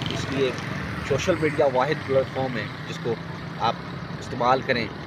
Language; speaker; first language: Urdu; non-native, local second language; Sindhi